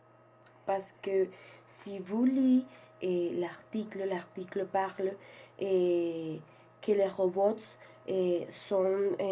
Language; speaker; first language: French; non-native, learner; Spanish